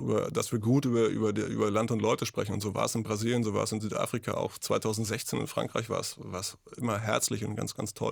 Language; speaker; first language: German; native; German